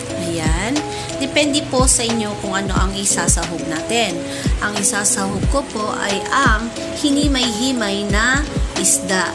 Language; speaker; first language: Filipino; non-native, local second language; Iloko